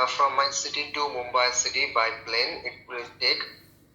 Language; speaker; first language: English; non-native, local second language; Bangla